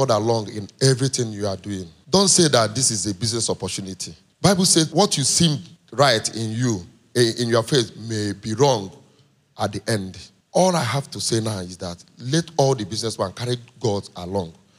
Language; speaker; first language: English; non-native, local second language; Igbo